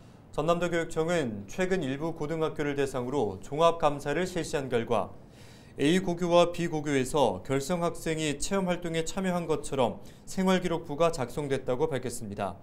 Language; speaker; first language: Korean; native; Korean